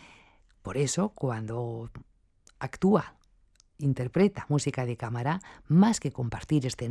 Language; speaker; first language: Spanish; native; Spanish